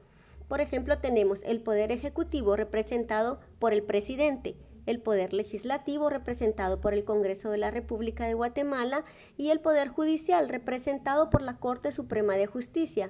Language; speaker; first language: Spanish; native; Spanish